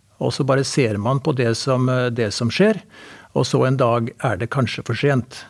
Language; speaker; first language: Norwegian; native; Norwegian